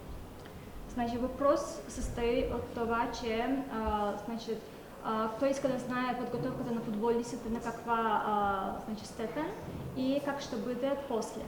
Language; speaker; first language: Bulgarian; non-native, learner; Azerbaijani